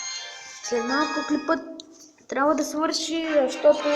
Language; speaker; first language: Bulgarian; native; Bulgarian